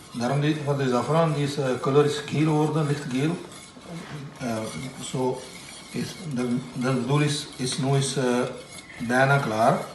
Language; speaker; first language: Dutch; non-native, learner; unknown